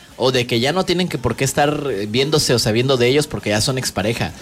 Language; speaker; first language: Spanish; native; Spanish